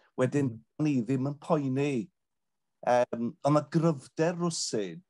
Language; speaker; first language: Welsh; native; Welsh